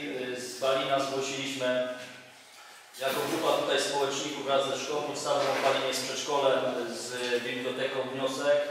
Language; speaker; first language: Polish; native; Polish